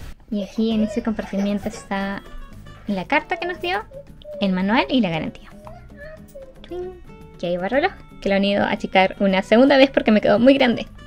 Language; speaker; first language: Spanish; native; Spanish